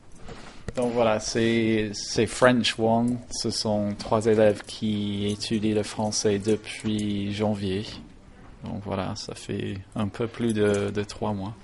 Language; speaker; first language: French; non-native, fluent; English